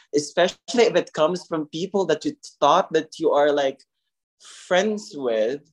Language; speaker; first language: English; non-native, local second language; Filipino